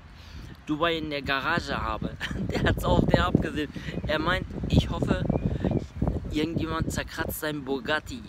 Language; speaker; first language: German; early bilingual, other home language; Turkish